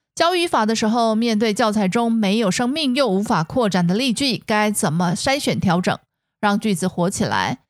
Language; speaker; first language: Chinese; native; Chinese